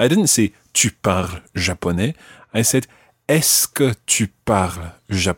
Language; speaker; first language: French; non-native, fluent; English